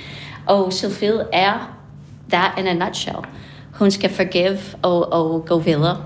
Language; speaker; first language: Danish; non-native, fluent; English